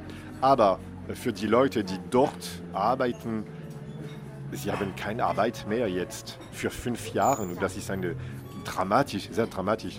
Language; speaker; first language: German; non-native, fluent; French